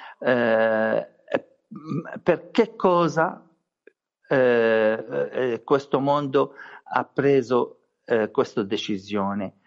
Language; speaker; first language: Italian; non-native, fluent; Arabic